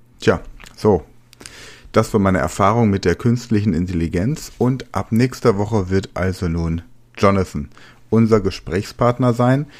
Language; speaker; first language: German; native; German